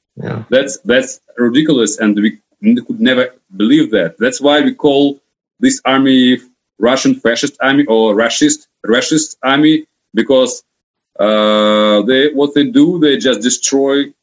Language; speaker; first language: English; non-native, fluent; Ukrainian